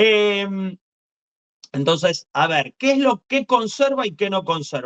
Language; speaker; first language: Spanish; native; Spanish